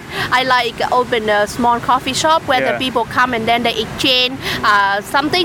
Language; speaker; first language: English; non-native, learner; Vietnamese